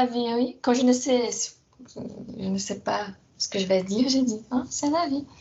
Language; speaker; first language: French; non-native, fluent; Portuguese